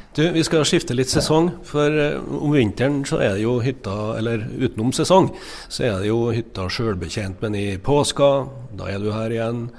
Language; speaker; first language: Norwegian; native; Norwegian